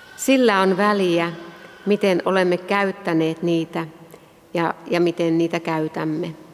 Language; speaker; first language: Finnish; native; Finnish